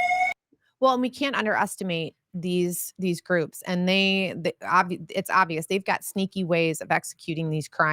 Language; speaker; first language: English; native; English